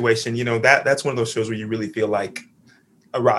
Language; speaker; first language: English; native; English